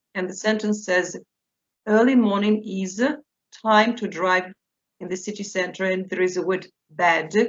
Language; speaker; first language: English; non-native, fluent; Russian